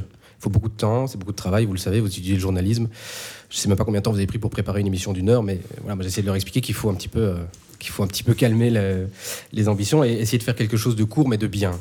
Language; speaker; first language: French; native; French